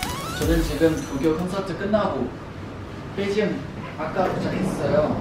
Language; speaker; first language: Korean; non-native, fluent; Chinese